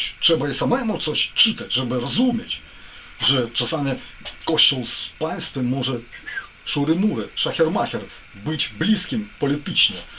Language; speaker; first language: Polish; non-native, learner; Ukrainian